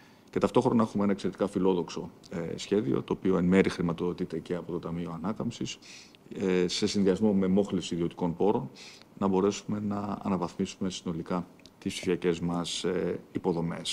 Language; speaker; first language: Greek; native; Greek